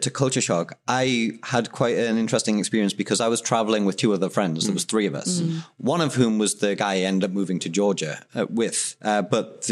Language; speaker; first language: English; native; English